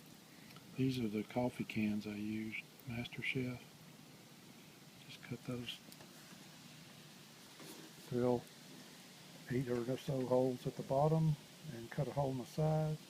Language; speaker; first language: English; native; English